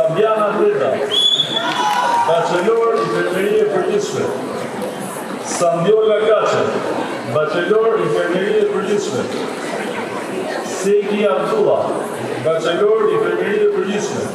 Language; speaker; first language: Albanian; native; Albanian